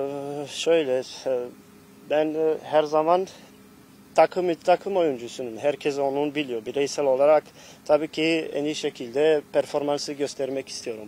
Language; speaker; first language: Turkish; non-native, fluent; Bosnian